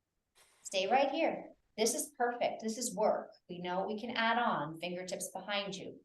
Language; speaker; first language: English; native; English